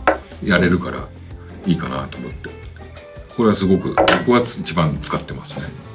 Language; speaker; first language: Japanese; native; Japanese